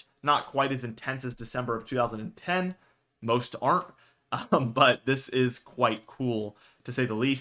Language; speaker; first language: English; native; English